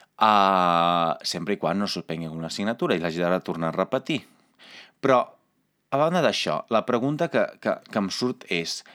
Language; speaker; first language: Catalan; non-native, fluent; Italian